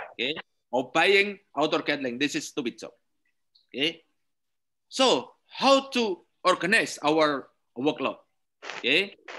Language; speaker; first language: English; non-native, learner; Indonesian